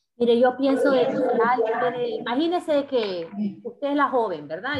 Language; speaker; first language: Spanish; native; Spanish